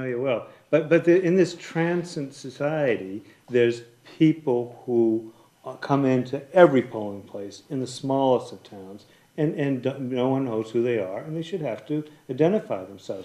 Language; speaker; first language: English; native; English